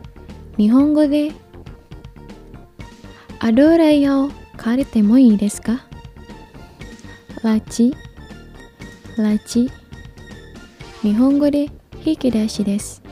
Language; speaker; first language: Japanese; non-native, fluent; Indonesian